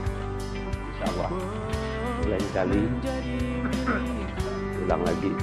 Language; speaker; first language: Indonesian; non-native, local second language; Minangkabau